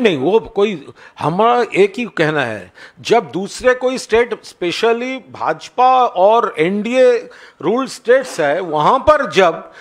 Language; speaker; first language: Hindi; non-native, local second language; Bangla